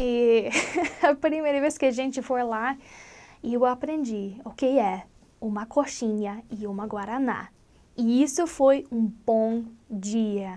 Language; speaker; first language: Portuguese; non-native, learner; English